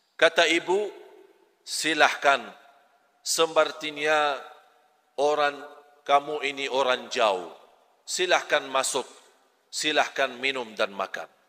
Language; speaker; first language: Malay; non-native, fluent; Arabic